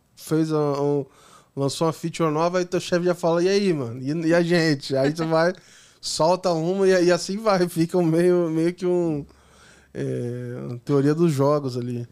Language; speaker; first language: Portuguese; native; Portuguese